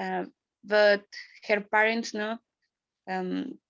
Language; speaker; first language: English; non-native, learner; Spanish